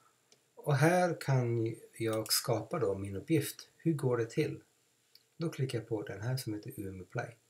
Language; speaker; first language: Swedish; non-native, fluent; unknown